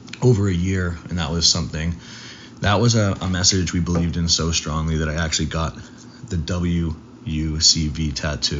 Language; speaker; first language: English; native; English